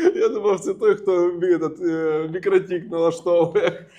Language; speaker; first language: Ukrainian; native; Ukrainian